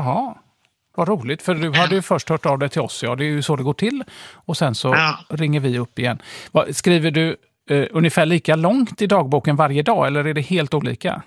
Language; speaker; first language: Swedish; native; Swedish